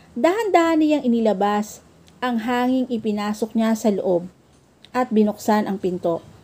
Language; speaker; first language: Filipino; native; Filipino